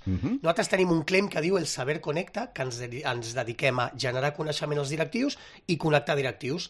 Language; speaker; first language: Catalan; native; Catalan